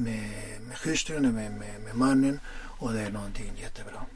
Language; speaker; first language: Swedish; non-native, fluent; Spanish